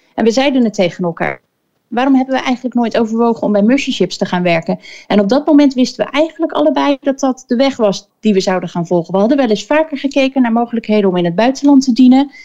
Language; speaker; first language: Dutch; native; Dutch